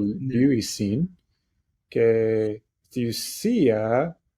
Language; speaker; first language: Greek; non-native, learner; English